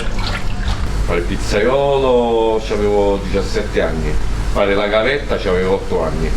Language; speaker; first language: Italian; native; Italian